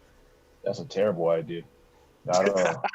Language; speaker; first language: English; native; English